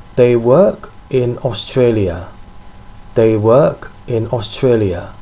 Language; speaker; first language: English; non-native, fluent; Indonesian